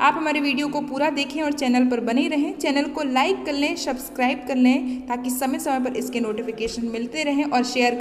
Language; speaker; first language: Hindi; native; Hindi